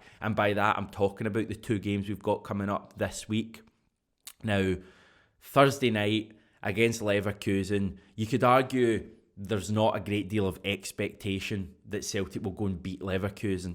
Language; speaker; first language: English; native; English